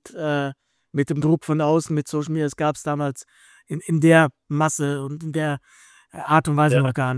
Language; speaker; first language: German; native; German